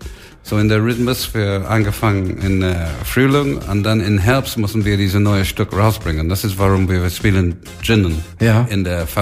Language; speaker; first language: German; non-native, learner; English